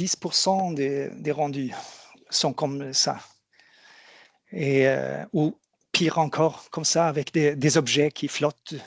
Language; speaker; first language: French; non-native, fluent; Swedish